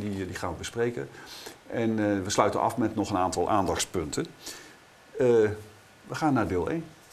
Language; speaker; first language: Dutch; native; Dutch